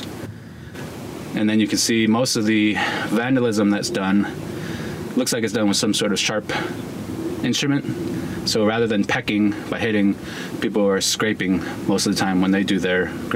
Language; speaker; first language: English; native; English